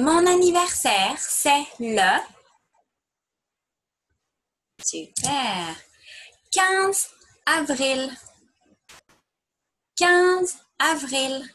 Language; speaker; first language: French; non-native, fluent; English